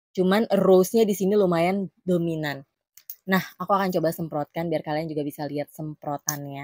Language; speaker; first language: Indonesian; native; Indonesian